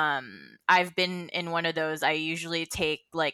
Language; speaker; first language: English; non-native, local second language; Filipino